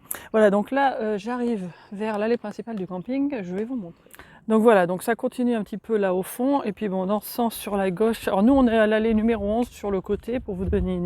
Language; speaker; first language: French; native; French